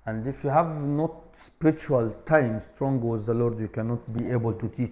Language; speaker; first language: English; non-native, fluent; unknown